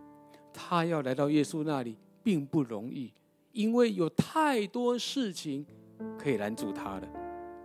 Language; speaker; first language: Chinese; native; Chinese